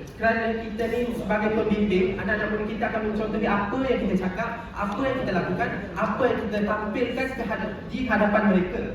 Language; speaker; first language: Malay; native; Malay